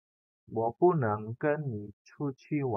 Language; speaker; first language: Chinese; non-native, fluent; Indonesian